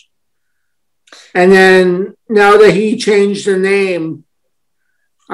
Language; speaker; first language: English; native; English